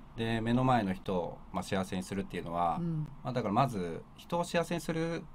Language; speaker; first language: Japanese; native; Japanese